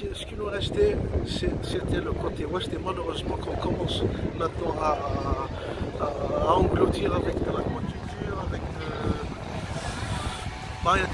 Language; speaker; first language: French; non-native, local second language; Kabyle